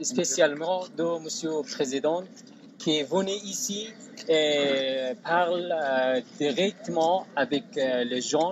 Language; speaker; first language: French; non-native, learner; Persian